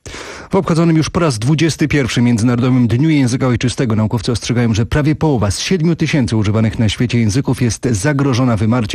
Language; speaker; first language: Polish; native; Polish